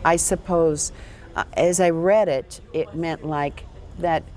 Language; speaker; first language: English; native; English